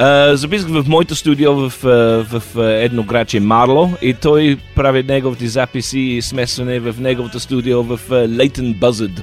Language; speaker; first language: Bulgarian; non-native, learner; English